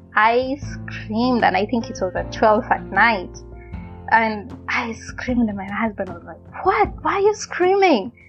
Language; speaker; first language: English; non-native, local second language; Gusii